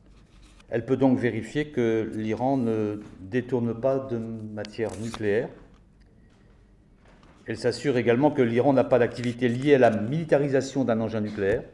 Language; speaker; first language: French; native; French